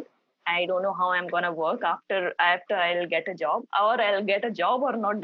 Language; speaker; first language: English; non-native, local second language; Hindi